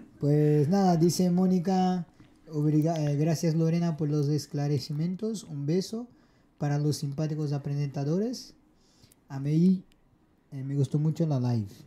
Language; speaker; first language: Spanish; non-native, fluent; Portuguese